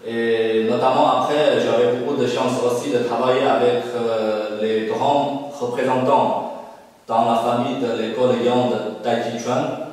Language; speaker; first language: French; non-native, fluent; Chinese